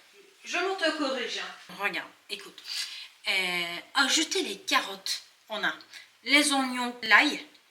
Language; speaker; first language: French; non-native, learner; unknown